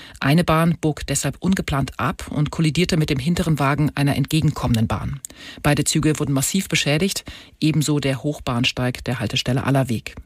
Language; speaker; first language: German; native; German